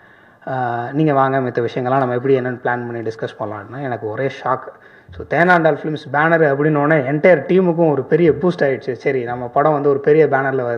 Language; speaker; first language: Tamil; native; Tamil